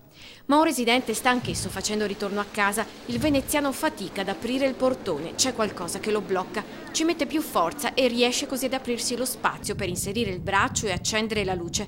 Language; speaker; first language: Italian; native; Italian